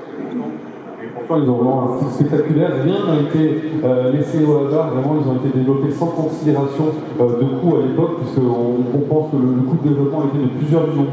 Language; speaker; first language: French; native; French